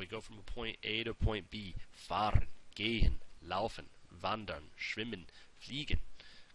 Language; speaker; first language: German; non-native, fluent; English